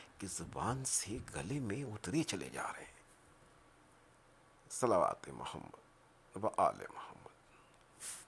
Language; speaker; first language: Urdu; native; Urdu